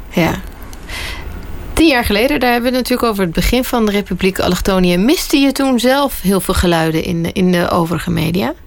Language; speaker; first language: Dutch; native; Dutch